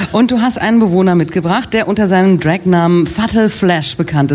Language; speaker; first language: German; native; German